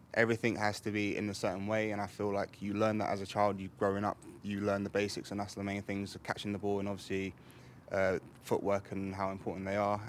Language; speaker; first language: English; native; English